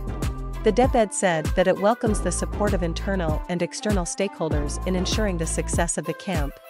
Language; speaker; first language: English; non-native, local second language; Filipino